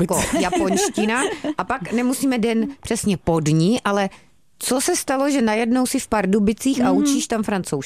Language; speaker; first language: Czech; native; Czech